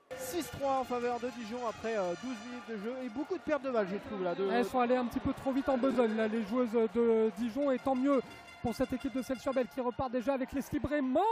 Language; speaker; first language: French; native; French